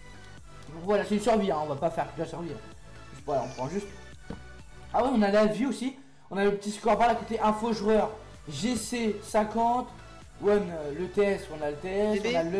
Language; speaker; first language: French; native; French